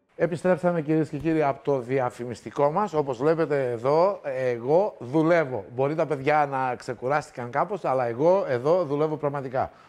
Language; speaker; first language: Greek; native; Greek